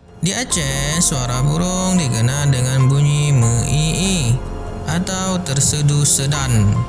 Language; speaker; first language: Malay; non-native, local second language; Achinese